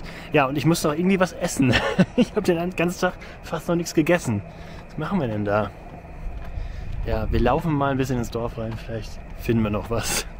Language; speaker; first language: German; native; German